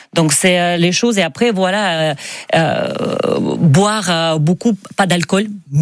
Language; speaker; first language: French; non-native, learner; Russian